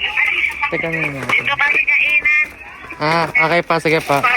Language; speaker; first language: Filipino; native; Filipino